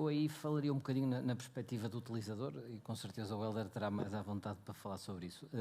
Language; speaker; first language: Portuguese; native; Portuguese